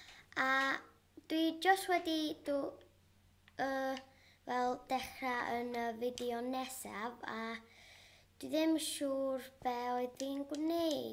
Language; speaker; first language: Welsh; non-native, local second language; English